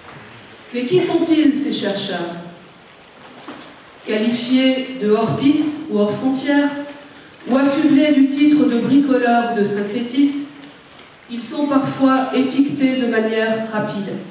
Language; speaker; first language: French; native; French